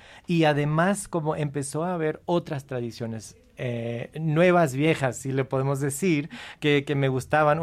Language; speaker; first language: Spanish; early bilingual, heritage; Spanish